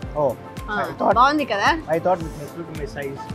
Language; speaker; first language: Telugu; non-native, learner; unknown